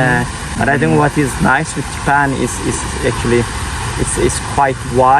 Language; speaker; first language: English; non-native, fluent; Turkish